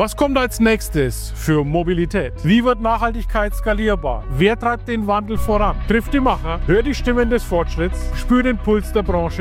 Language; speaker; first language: German; native; German